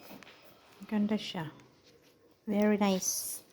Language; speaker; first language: Filipino; non-native, local second language; Cebuano